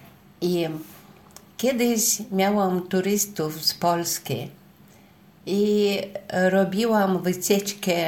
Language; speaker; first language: Polish; non-native, learner; Russian